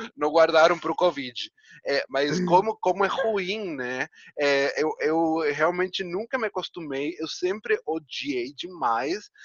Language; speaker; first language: Portuguese; non-native, fluent; Spanish